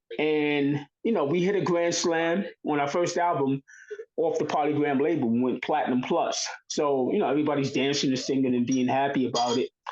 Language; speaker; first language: English; native; English